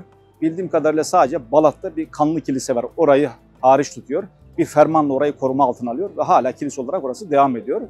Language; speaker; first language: Turkish; native; Turkish